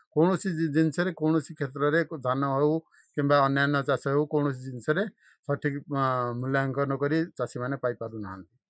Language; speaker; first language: Odia; native; Odia